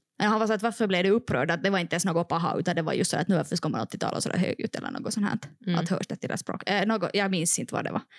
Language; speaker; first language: Swedish; native; Swedish